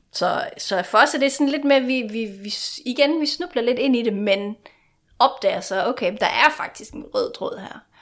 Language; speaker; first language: Danish; non-native, local second language; Faroese